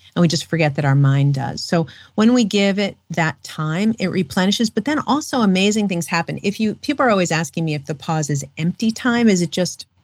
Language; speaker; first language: English; native; English